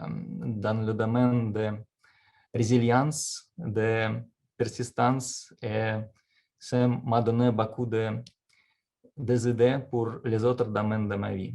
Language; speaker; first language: French; non-native, learner; Russian